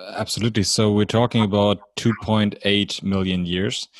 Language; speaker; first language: English; non-native, fluent; German